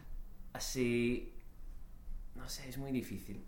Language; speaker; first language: Spanish; non-native, learner; English